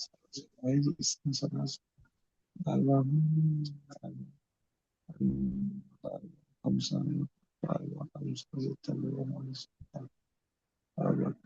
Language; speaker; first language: Arabic; non-native, learner; Bangla